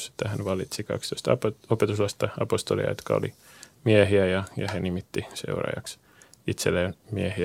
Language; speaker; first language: Finnish; native; Finnish